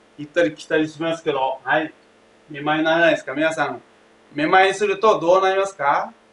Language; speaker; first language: Japanese; non-native, fluent; Thai